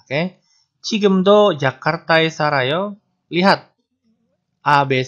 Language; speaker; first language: Korean; non-native, fluent; Indonesian